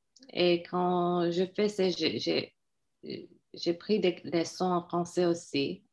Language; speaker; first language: French; non-native, fluent; Turkish